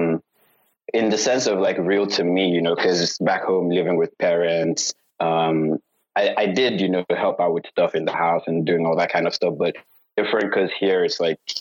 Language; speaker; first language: English; non-native, local second language; Yoruba